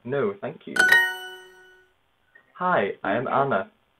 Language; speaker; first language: English; native; English